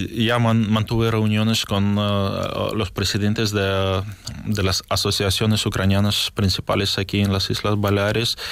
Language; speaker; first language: Spanish; non-native, fluent; Ukrainian